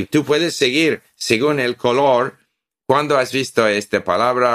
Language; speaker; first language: Spanish; non-native, fluent; English